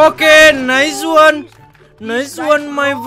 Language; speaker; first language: English; non-native, learner; Indonesian